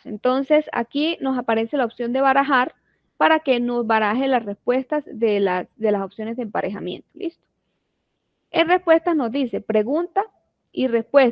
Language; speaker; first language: Spanish; native; Spanish